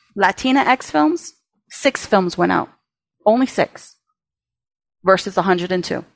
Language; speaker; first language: English; early bilingual, other home language; Spanish